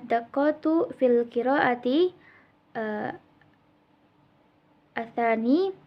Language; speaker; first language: Arabic; non-native, learner; Indonesian